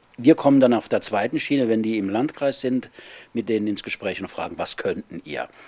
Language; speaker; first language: German; native; German